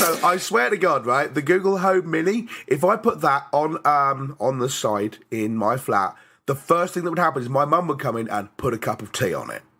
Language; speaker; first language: English; native; English